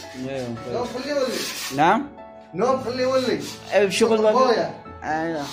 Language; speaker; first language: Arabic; non-native, learner; Filipino